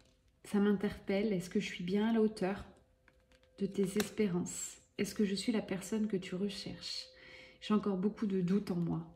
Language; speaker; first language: French; native; French